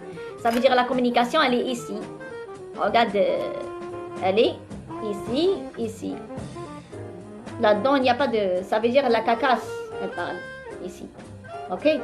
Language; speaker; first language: French; non-native, local second language; Arabic